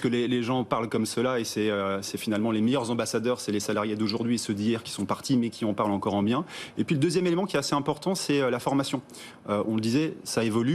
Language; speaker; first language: French; native; French